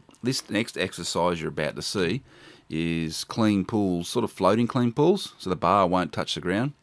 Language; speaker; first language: English; native; English